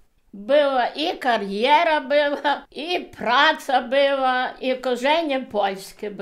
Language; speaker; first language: Polish; early bilingual, heritage; Polish